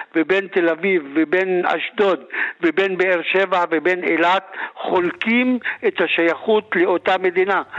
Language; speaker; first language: Hebrew; native; Hebrew